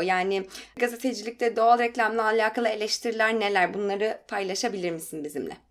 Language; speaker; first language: Turkish; native; Turkish